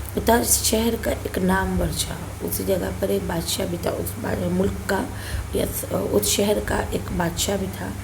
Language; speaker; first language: Urdu; native; Urdu